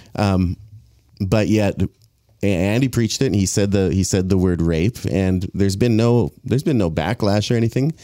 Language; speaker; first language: English; native; English